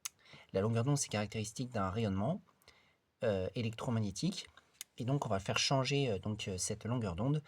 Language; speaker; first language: French; native; French